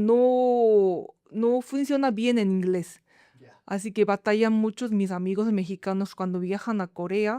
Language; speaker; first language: Spanish; non-native, fluent; Korean